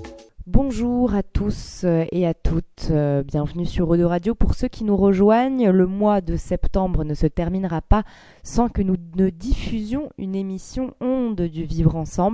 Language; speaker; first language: French; native; French